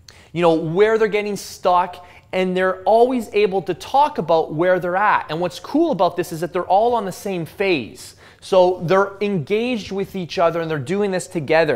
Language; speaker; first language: English; native; English